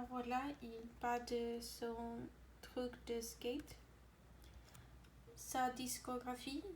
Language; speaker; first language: French; non-native, learner; English